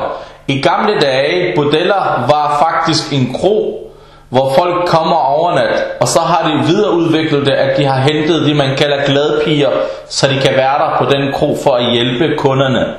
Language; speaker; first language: Danish; early bilingual, other home language; Arabic